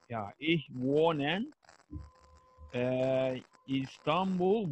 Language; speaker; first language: German; non-native, learner; Turkish